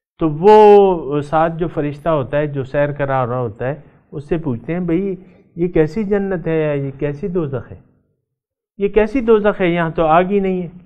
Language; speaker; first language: Urdu; non-native, local second language; Pashto